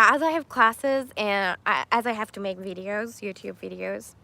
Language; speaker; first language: English; non-native, fluent; Persian